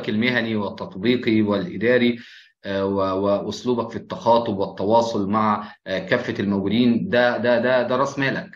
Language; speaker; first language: Arabic; native; Arabic